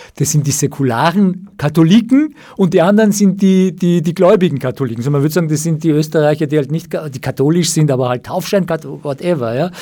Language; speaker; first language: German; early bilingual, other home language; Persian